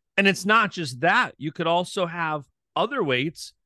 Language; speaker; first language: English; native; English